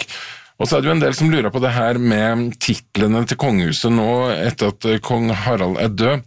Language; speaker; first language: Norwegian; native; Norwegian